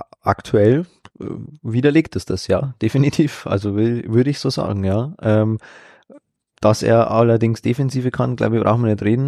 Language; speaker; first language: German; native; German